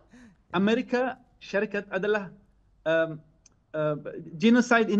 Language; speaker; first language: Indonesian; non-native, fluent; Arabic